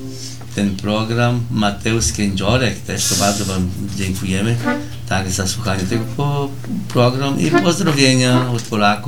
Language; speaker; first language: Polish; early bilingual, heritage; Portuguese